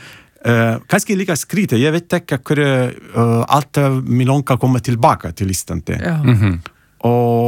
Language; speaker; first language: Icelandic; non-native, learner; Italian